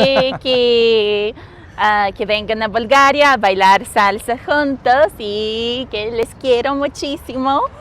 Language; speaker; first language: Spanish; non-native, fluent; Bulgarian